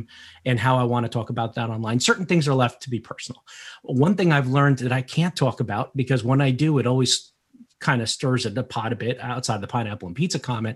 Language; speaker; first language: English; early bilingual, other home language; Portuguese